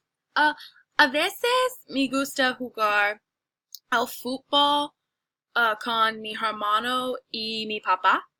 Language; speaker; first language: Spanish; non-native, learner; English